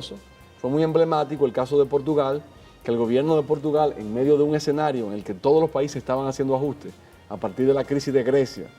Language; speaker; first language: Spanish; native; Spanish